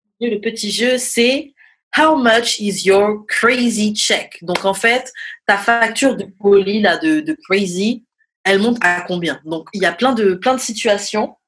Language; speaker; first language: French; native; French